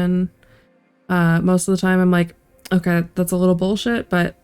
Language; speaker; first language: English; native; English